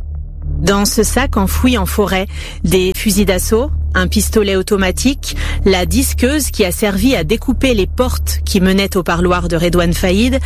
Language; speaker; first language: French; native; French